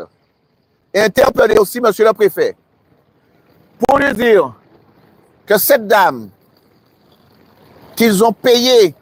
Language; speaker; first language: French; native; French